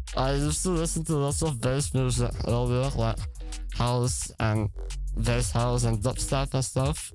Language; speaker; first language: English; non-native, fluent; Dutch